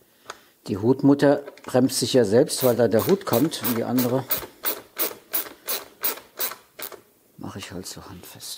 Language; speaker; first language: German; native; German